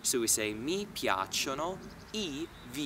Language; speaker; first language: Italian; non-native, fluent; English